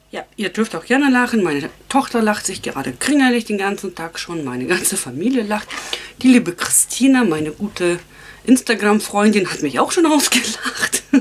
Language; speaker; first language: German; non-native, fluent; Russian